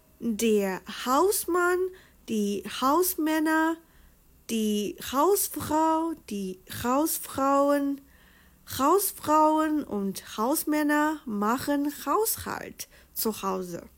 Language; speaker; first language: German; non-native, fluent; Chinese